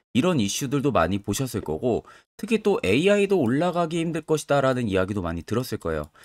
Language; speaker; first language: Korean; native; Korean